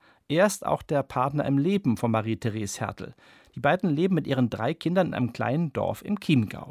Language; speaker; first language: German; native; German